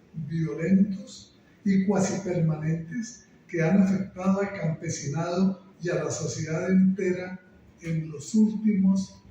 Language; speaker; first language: Spanish; native; Spanish